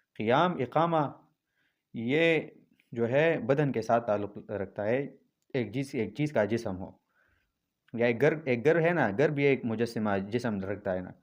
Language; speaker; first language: Urdu; non-native, local second language; Pashto